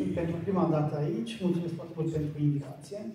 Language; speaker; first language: Romanian; non-native, learner; Hungarian